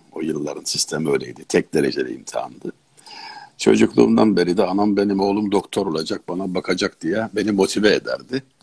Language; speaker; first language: Turkish; native; Turkish